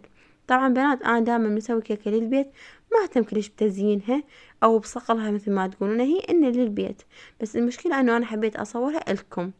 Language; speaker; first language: Arabic; native; Arabic